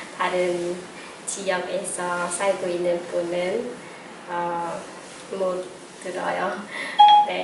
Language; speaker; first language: Korean; non-native, fluent; Khmer